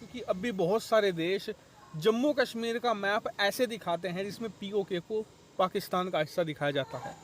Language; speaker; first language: Hindi; native; Hindi